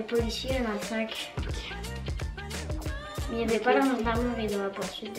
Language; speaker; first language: French; native; French